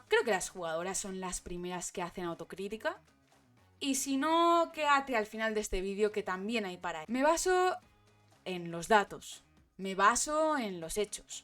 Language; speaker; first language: Spanish; native; Spanish